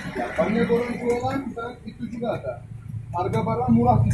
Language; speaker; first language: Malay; non-native, fluent; Turkish